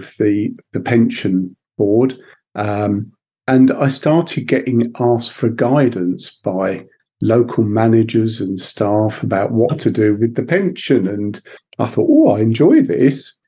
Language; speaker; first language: English; native; English